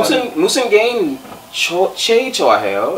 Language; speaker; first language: Korean; non-native, learner; English